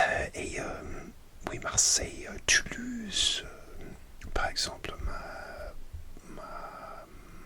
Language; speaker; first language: French; non-native, learner; English